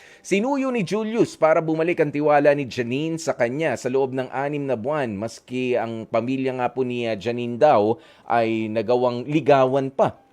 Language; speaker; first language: Filipino; native; Filipino